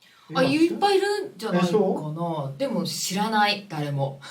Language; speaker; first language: Japanese; native; Japanese